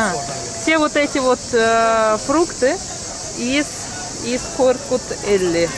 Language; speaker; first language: Russian; native; Russian